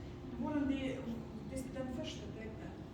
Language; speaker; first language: Norwegian; non-native, learner; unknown